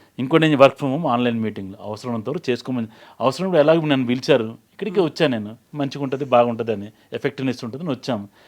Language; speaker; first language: Telugu; native; Telugu